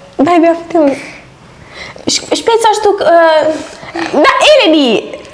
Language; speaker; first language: Albanian; early bilingual, heritage; Albanian